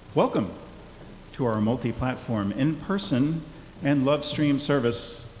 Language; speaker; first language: English; native; English